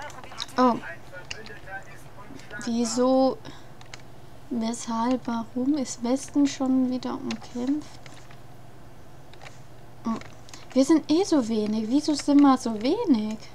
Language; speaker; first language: German; native; German